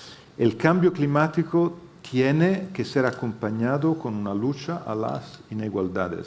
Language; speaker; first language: Spanish; non-native, fluent; Italian